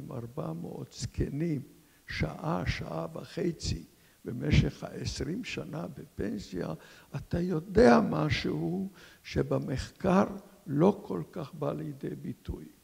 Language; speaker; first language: Hebrew; non-native, fluent; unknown